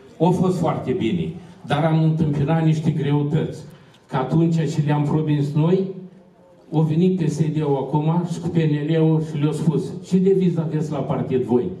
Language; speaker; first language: Romanian; native; Romanian